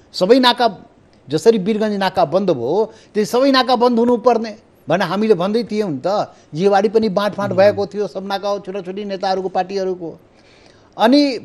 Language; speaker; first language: Nepali; non-native, local second language; Maithili